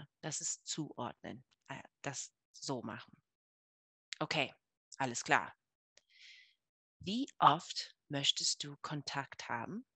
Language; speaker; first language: German; non-native, fluent; English